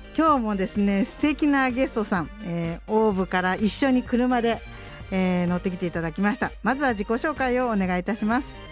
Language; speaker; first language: Japanese; native; Japanese